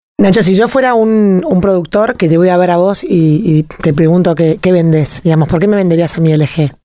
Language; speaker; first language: Spanish; native; Spanish